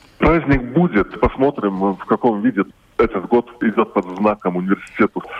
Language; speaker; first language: Russian; non-native, local second language; Latvian